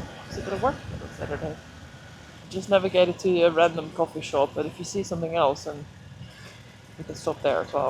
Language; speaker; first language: English; non-native, fluent; Dutch